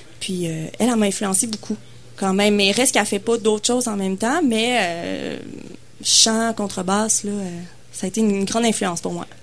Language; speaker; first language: French; native; French